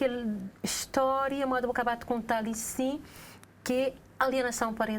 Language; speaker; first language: Portuguese; non-native, local second language; Kabuverdianu